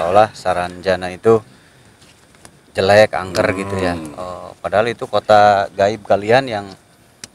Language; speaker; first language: Indonesian; native; Indonesian